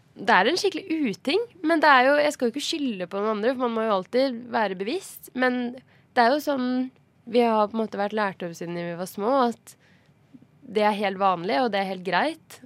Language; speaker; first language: Norwegian; native; Norwegian